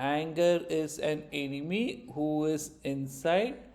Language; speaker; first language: English; non-native, local second language; Kannada